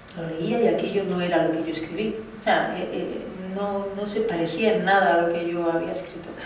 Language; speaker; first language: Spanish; non-native, local second language; Basque